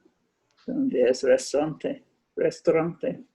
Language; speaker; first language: Spanish; non-native, learner; English